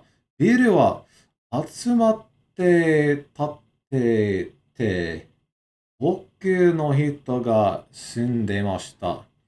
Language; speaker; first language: Japanese; non-native, learner; English